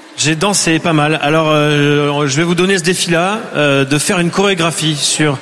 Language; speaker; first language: French; native; French